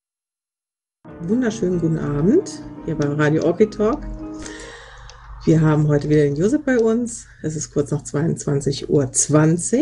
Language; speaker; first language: German; native; German